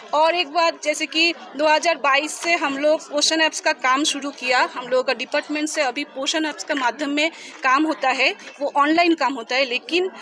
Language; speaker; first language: Hindi; non-native, local second language; Bangla